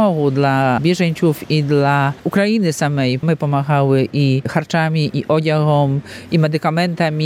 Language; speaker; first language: Polish; non-native, local second language; Ukrainian